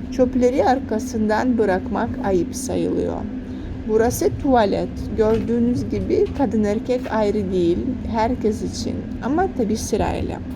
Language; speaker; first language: Turkish; non-native, fluent; Russian